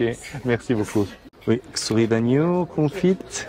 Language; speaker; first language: French; non-native, learner; Korean